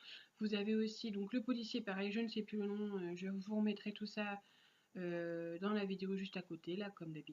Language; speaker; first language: French; native; French